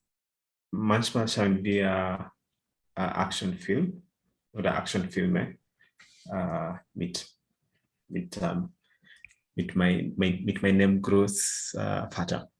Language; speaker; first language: German; non-native, fluent; English